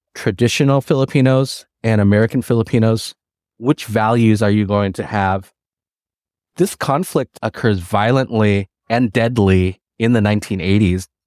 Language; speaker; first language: English; early bilingual, other home language; Filipino